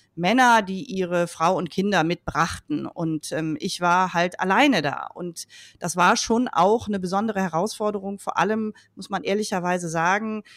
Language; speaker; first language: German; native; German